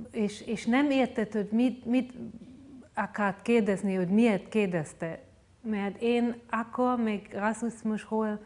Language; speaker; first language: Hungarian; non-native, fluent; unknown